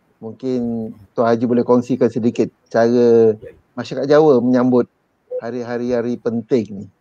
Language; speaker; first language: Malay; native; Malay